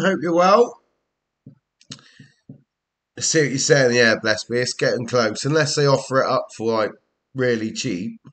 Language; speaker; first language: English; native; English